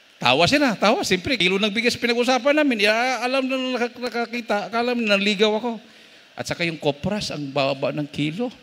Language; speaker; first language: Filipino; non-native, local second language; Cebuano